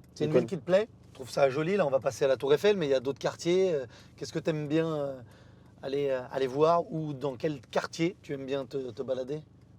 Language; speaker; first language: French; native; French